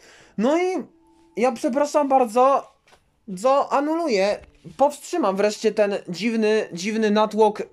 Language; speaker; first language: Polish; native; Polish